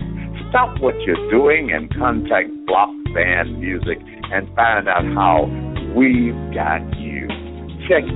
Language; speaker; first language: English; native; English